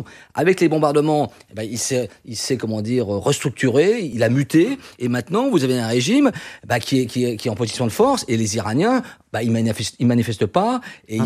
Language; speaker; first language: French; native; French